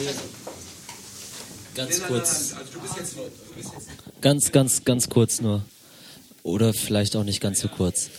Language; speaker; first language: German; native; German